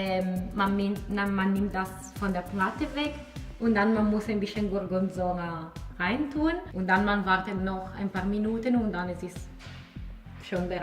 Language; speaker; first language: German; non-native, fluent; Italian